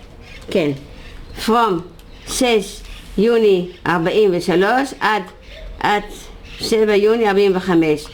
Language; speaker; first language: Hebrew; non-native, fluent; Dutch